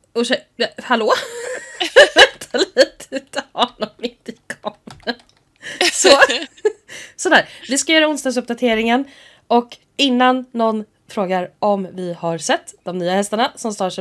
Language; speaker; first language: Swedish; native; Swedish